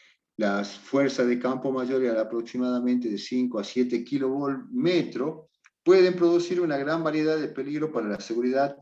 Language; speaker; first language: Spanish; native; Spanish